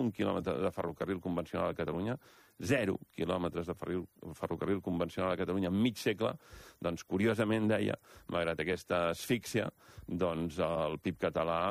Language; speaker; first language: Catalan; native; Catalan